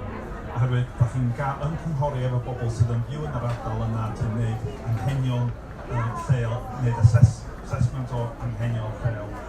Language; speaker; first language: Welsh; non-native, local second language; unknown